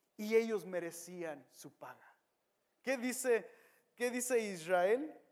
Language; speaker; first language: Spanish; early bilingual, heritage; Spanish